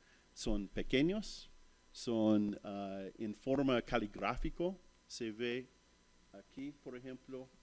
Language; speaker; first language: Spanish; non-native, fluent; English